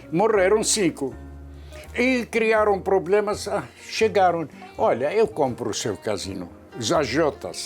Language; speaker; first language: Portuguese; non-native, fluent; Arabic